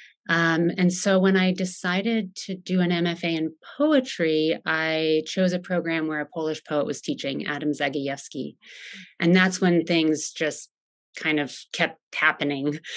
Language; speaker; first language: English; native; English